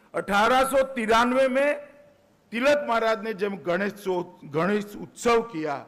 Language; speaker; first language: Hindi; non-native, local second language; Gujarati